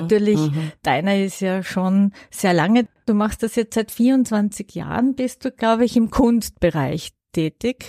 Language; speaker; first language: German; native; German